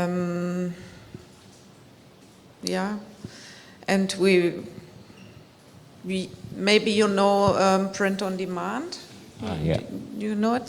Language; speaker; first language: English; non-native, fluent; German